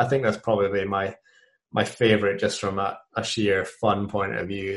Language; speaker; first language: English; native; English